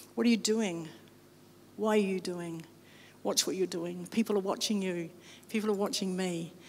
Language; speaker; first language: English; native; English